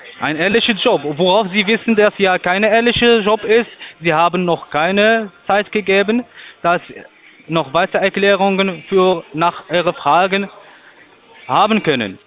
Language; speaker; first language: German; non-native, learner; Arabic